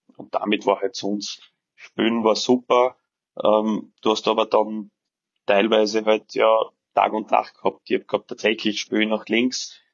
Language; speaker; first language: German; early bilingual, other home language; Serbian